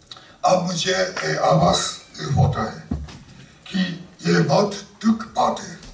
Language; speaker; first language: Hindi; non-native, fluent; Japanese